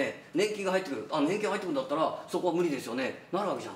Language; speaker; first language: Japanese; native; Japanese